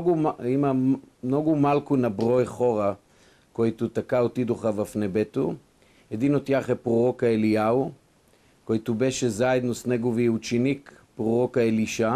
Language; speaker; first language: Bulgarian; non-native, fluent; Hebrew